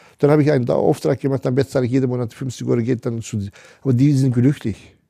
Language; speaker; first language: German; non-native, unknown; Turkish